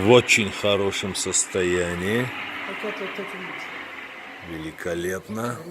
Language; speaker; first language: Russian; native; Russian